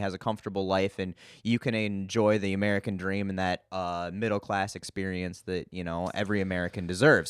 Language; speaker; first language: English; native; English